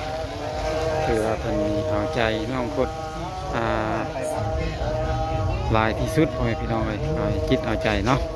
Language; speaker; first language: Thai; non-native, local second language; Lao